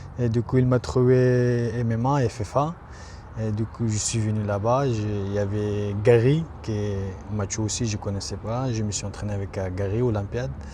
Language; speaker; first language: French; non-native, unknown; Persian